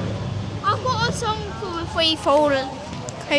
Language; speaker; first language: English; native; English